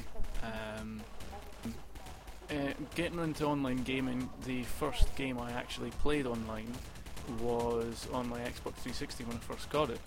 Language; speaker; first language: English; native; English